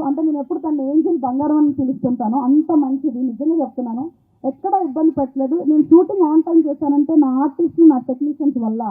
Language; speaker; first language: Telugu; native; Telugu